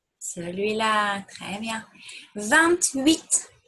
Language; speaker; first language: French; non-native, fluent; English